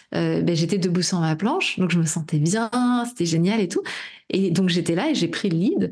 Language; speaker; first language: French; native; French